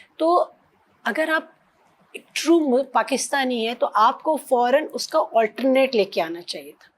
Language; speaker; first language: Urdu; native; Urdu